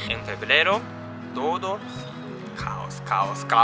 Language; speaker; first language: Spanish; non-native, learner; Japanese